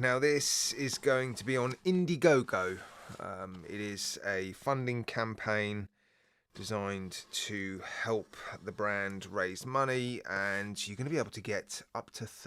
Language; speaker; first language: English; native; English